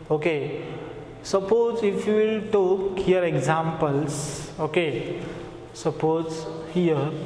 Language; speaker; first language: English; non-native, local second language; Marathi